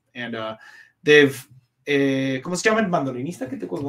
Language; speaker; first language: Spanish; non-native, fluent; English